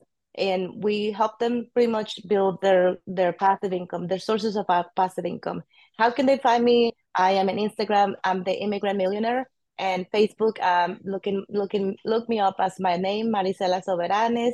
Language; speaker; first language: English; non-native, fluent; Spanish